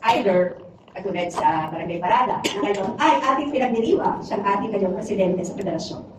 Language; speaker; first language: Filipino; native; Filipino